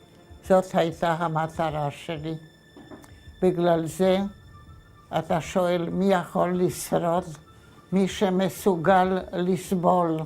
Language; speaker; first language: Hebrew; non-native, fluent; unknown